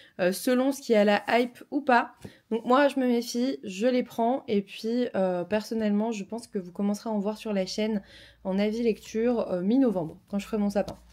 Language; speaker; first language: French; native; French